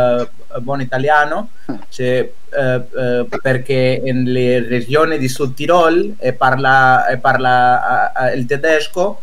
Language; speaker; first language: Italian; non-native, learner; Spanish